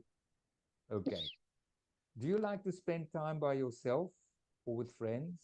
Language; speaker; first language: English; non-native, fluent; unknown